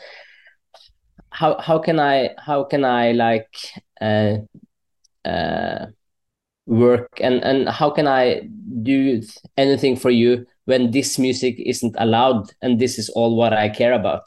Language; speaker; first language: English; non-native, fluent; Norwegian